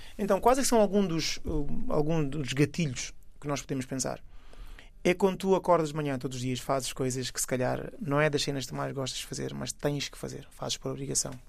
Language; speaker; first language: Portuguese; early bilingual, other home language; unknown